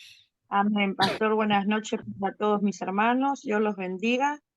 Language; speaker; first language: Spanish; native; Spanish